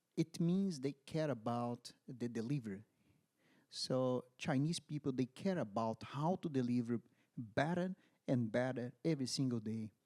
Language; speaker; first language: English; non-native, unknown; Portuguese